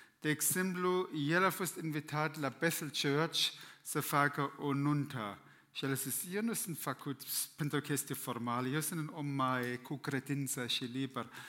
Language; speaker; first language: Romanian; non-native, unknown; German